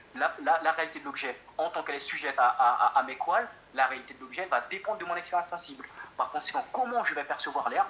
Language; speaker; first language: French; native; French